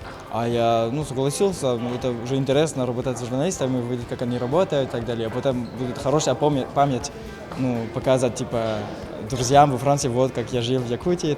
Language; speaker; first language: Russian; non-native, fluent; French